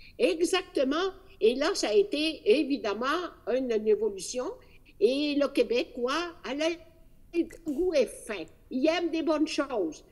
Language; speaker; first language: French; non-native, fluent; Italian